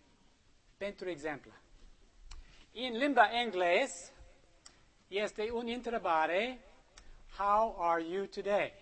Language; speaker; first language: Romanian; non-native, learner; English